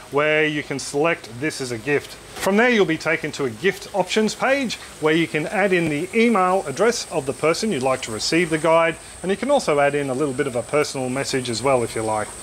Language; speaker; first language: English; native; English